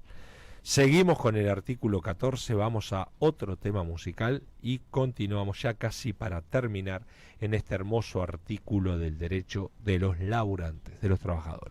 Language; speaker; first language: Spanish; native; Spanish